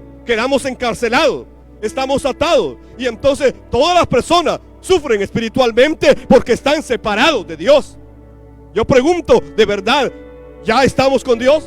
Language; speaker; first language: Spanish; native; Spanish